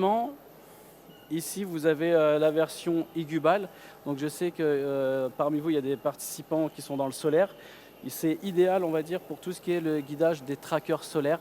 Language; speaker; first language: French; native; French